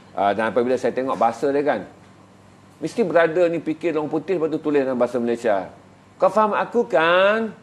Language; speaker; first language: Malay; native; Malay